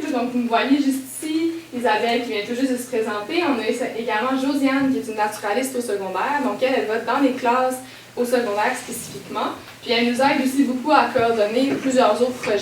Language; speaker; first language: French; native; French